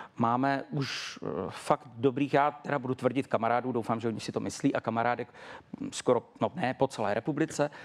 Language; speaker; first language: Czech; native; Czech